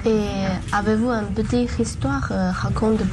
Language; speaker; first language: French; non-native, learner; Chinese